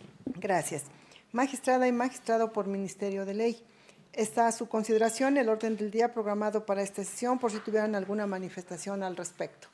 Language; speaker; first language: Spanish; native; Spanish